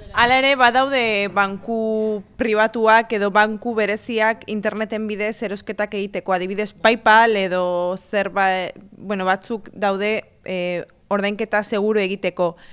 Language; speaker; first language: Basque; non-native, local second language; Spanish